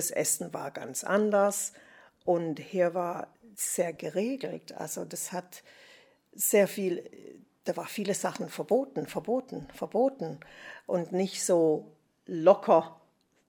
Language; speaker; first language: German; non-native, fluent; English